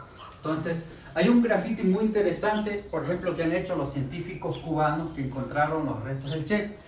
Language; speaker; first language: Spanish; native; Spanish